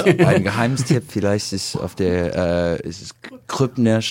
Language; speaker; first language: German; non-native, learner; English